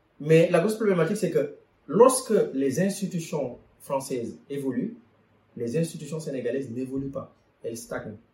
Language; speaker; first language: French; non-native, local second language; Wolof